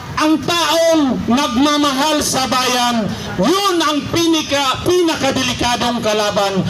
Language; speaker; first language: Filipino; non-native, local second language; Cebuano